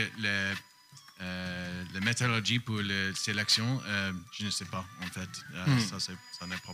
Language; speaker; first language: French; non-native, learner; English